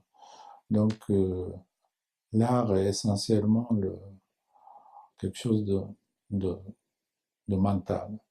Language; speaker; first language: French; non-native, fluent; Japanese